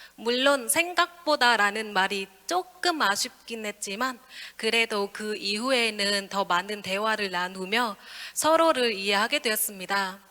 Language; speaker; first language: Korean; non-native, fluent; Vietnamese